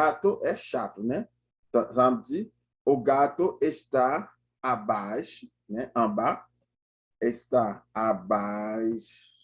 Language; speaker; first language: Portuguese; non-native, learner; Haitian Creole